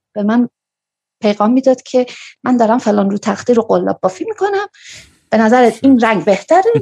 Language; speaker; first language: Persian; native; Persian